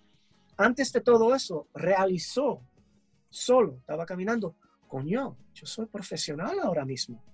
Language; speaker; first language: Spanish; early bilingual, heritage; English